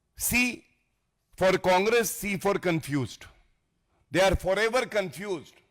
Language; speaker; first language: English; non-native, local second language; Hindi